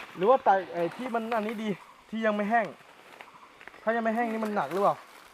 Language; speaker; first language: Thai; non-native, local second language; Akha